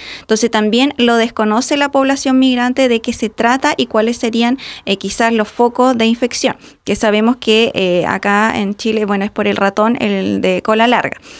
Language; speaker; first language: Spanish; native; Spanish